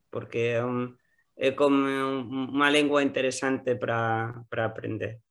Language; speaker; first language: Portuguese; non-native, learner; Spanish